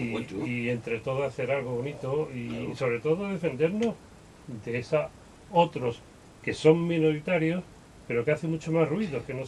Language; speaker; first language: Spanish; native; Spanish